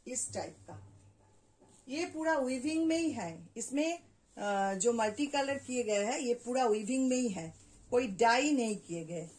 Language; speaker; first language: Hindi; non-native, local second language; Bangla